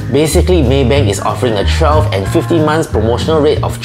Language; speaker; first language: English; native; English